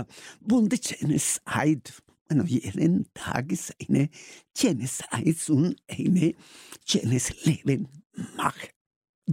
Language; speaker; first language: German; non-native, learner; Spanish